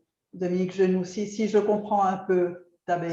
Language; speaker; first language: French; native; French